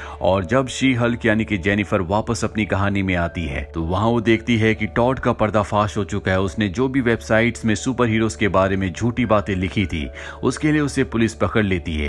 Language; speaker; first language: Hindi; native; Hindi